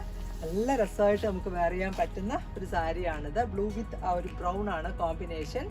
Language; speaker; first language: Malayalam; native; Malayalam